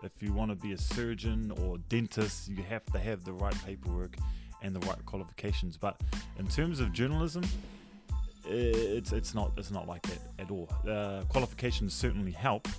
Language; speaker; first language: English; native; English